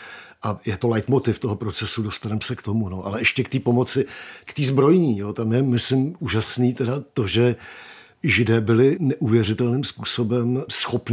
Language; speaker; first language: Czech; native; Czech